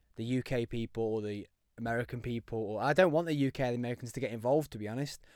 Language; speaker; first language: English; native; English